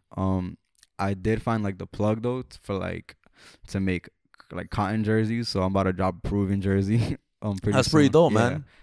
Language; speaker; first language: English; native; English